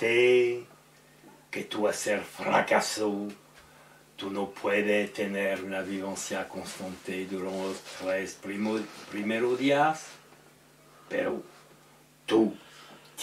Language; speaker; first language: Spanish; non-native, learner; French